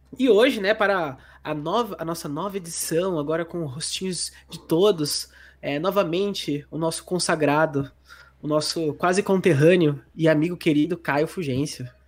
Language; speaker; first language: Portuguese; native; Portuguese